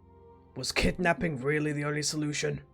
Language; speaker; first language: English; native; English